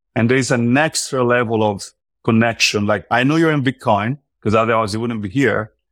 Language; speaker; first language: English; non-native, fluent; Italian